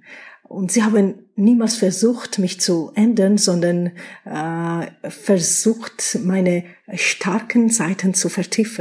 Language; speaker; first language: German; non-native, fluent; Georgian